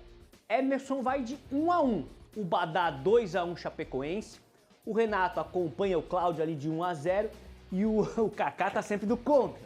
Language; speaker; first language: Portuguese; native; Portuguese